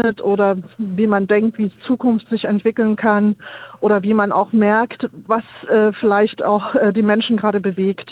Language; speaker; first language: German; native; German